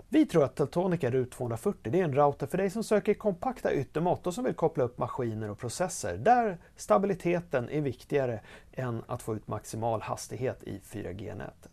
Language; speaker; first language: Swedish; native; Swedish